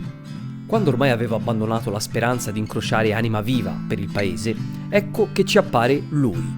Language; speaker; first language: Italian; native; Italian